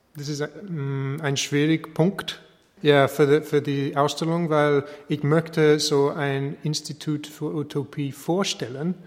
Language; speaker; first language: German; non-native, fluent; English